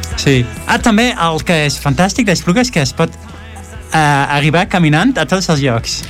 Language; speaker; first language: Catalan; non-native, fluent; Dutch